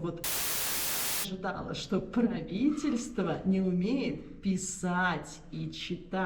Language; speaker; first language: Russian; native; Russian